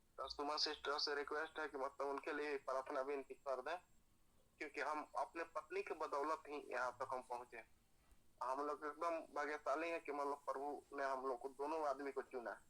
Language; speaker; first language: Hindi; native; Hindi